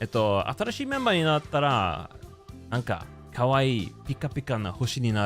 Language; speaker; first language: Japanese; non-native, learner; English